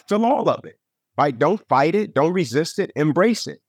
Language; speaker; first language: English; native; English